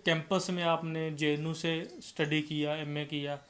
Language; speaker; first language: Hindi; non-native, local second language; Punjabi